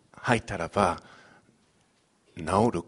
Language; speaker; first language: Japanese; non-native, fluent; Chinese